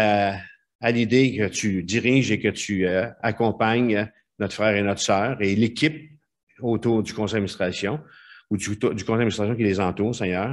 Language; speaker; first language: French; native; French